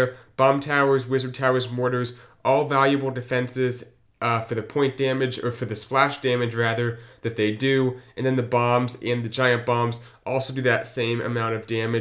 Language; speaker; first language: English; native; English